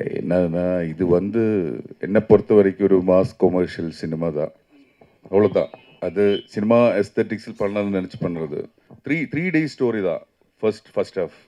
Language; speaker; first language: Tamil; non-native, learner; Malayalam